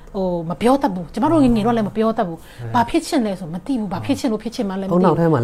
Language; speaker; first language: Burmese; non-native, local second language; Shan